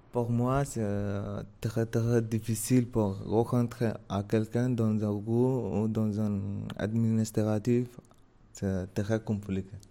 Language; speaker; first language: French; non-native, learner; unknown